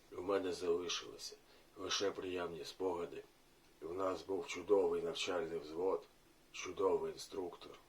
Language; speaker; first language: Ukrainian; non-native, local second language; Russian